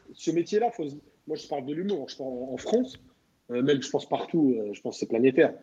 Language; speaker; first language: French; native; French